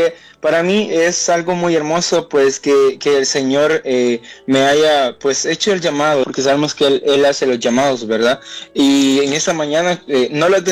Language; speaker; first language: Spanish; native; Spanish